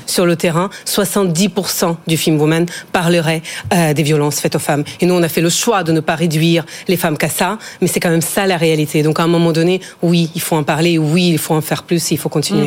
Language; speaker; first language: French; non-native, fluent; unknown